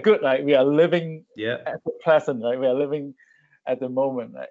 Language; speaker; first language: English; non-native, local second language; Cantonese